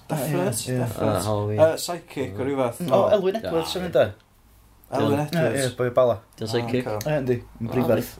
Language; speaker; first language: Welsh; native; Welsh